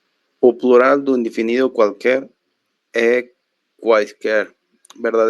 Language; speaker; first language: Portuguese; non-native, learner; Spanish